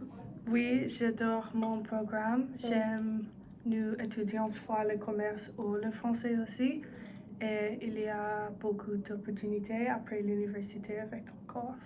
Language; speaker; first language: French; non-native, learner; English